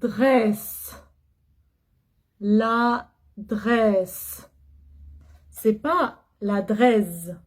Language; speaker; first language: French; non-native, fluent; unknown